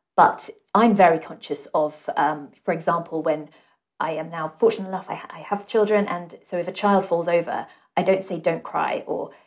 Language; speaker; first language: English; native; English